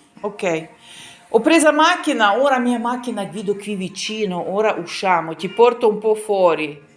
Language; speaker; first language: Italian; non-native, learner; Ukrainian